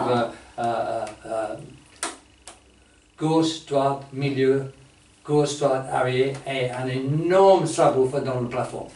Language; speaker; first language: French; non-native, fluent; English